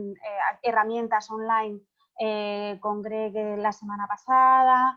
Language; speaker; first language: Spanish; native; Spanish